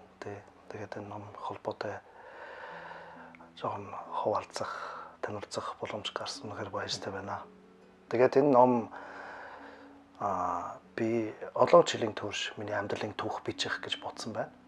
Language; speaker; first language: Mongolian; non-native, fluent; German